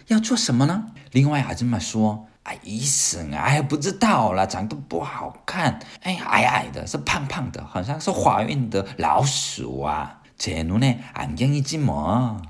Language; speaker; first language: Chinese; non-native, fluent; Korean